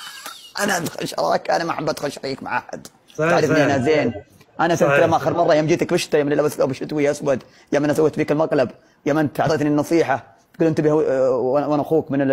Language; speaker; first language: Arabic; native; Arabic